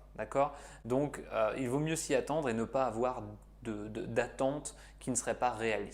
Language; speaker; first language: French; native; French